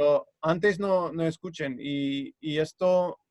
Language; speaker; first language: Spanish; non-native, fluent; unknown